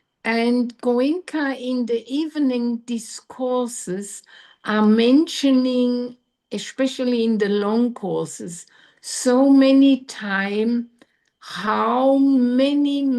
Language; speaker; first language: English; non-native, learner; German